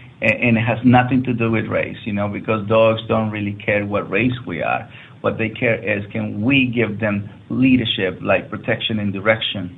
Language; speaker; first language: English; non-native, fluent; Spanish